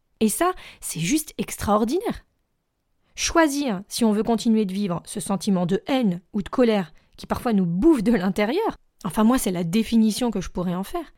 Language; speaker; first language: French; native; French